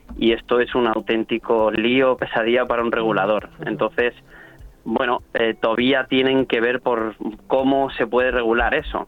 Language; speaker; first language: Spanish; native; Spanish